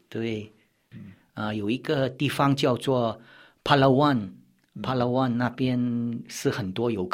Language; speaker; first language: Chinese; early bilingual, heritage; Chinese